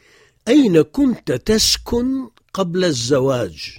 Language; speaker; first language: Arabic; non-native, fluent; French